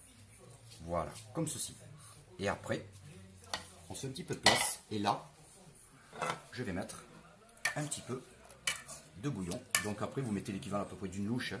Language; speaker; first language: French; native; French